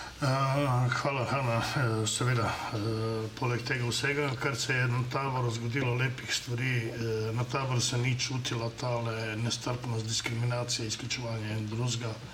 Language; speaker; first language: Slovenian; non-native, local second language; Romany